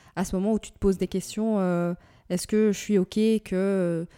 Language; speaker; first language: French; native; French